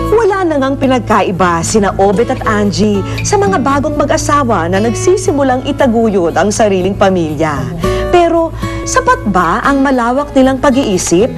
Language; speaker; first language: Filipino; native; Filipino